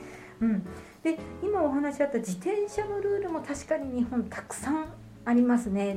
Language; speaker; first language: Japanese; native; Japanese